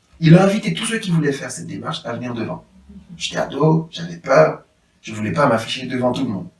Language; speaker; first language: French; non-native, local second language; Haitian Creole